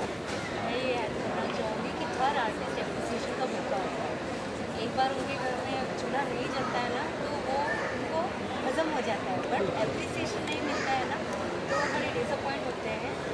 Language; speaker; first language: Hindi; native; Hindi